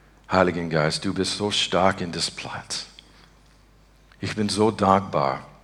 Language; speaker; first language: German; non-native, learner; English